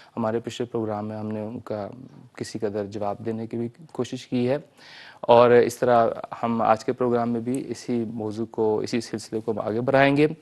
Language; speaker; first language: Urdu; native; Urdu